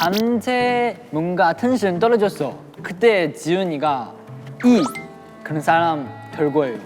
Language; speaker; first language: Korean; non-native, learner; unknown